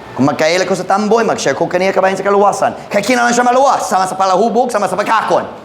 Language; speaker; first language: Cebuano; non-native, fluent; English